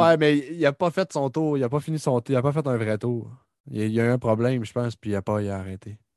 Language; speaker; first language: French; native; French